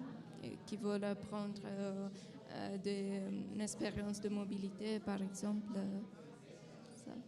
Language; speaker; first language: French; non-native, fluent; Italian